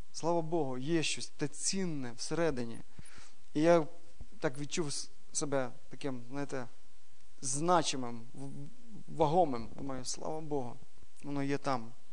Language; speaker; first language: Ukrainian; non-native, local second language; Russian